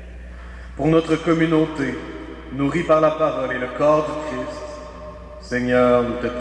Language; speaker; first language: French; native; French